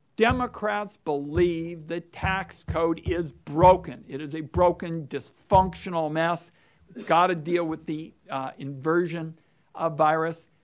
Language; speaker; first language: English; native; English